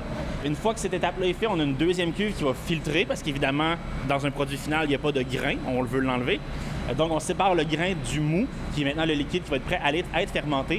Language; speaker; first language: French; native; French